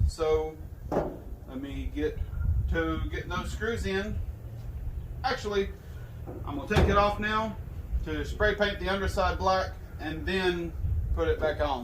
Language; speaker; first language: English; native; English